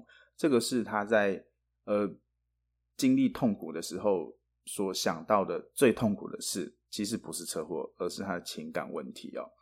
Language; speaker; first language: Chinese; native; Chinese